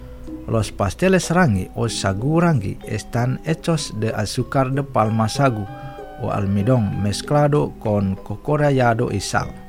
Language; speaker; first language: Spanish; non-native, fluent; Indonesian